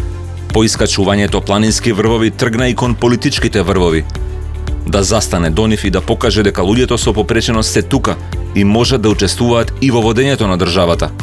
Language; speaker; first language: Macedonian; native; Macedonian